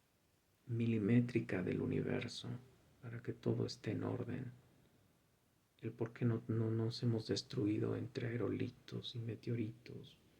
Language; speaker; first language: Spanish; native; Spanish